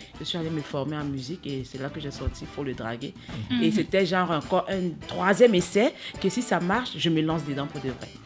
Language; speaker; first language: French; native; French